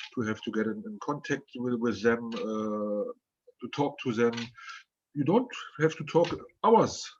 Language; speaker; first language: English; non-native, fluent; German